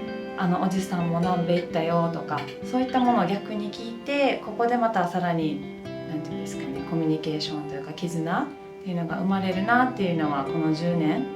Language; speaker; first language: Japanese; native; Japanese